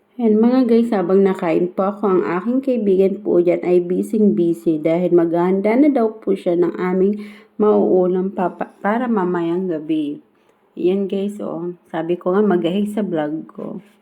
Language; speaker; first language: Filipino; non-native, local second language; Bikol